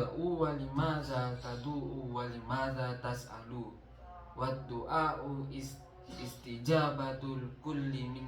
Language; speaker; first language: Arabic; non-native, learner; Indonesian